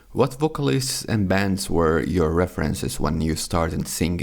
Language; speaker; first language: English; non-native, fluent; Finnish